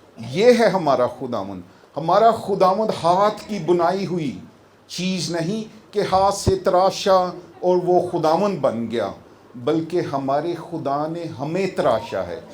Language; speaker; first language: Urdu; non-native, local second language; Punjabi